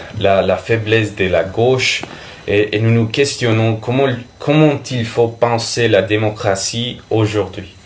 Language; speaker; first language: French; non-native, fluent; Spanish